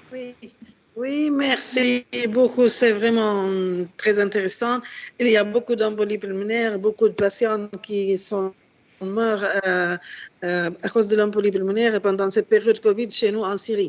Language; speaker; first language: French; non-native, fluent; Arabic